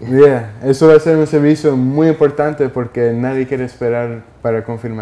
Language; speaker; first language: Spanish; early bilingual, heritage; Spanish